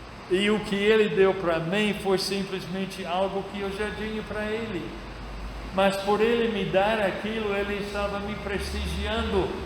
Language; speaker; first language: Portuguese; non-native, fluent; English